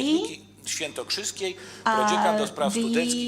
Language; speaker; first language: Polish; native; Polish